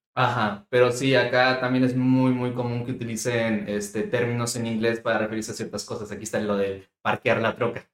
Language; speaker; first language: Spanish; native; Spanish